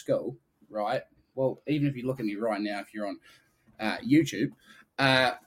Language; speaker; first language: English; native; English